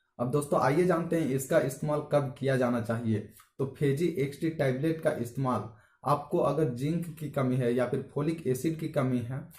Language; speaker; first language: Hindi; native; Hindi